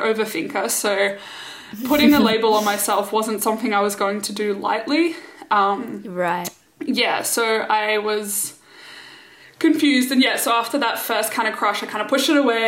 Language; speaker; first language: English; native; English